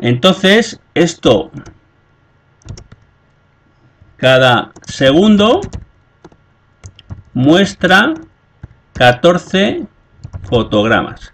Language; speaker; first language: Spanish; native; Spanish